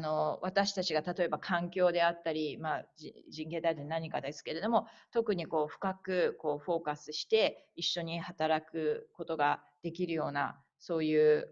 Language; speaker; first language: Japanese; native; Japanese